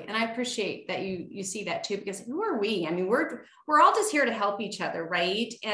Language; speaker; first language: English; native; English